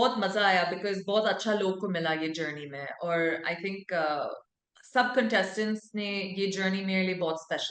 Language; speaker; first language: Hindi; non-native, local second language; English